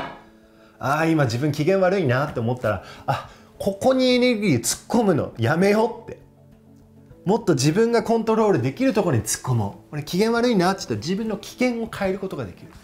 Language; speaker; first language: Japanese; non-native, fluent; English